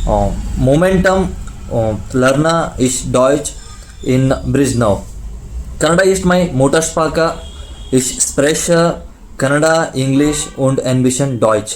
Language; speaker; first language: German; non-native, learner; Kannada